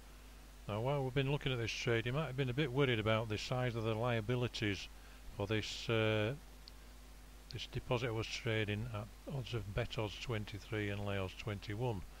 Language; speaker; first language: English; native; English